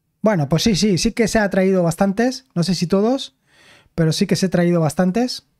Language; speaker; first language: Spanish; native; Spanish